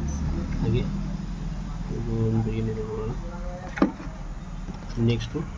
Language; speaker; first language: Kannada; native; Kannada